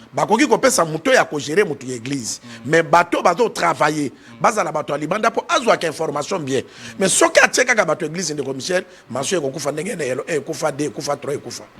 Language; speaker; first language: Lingala; native; Lingala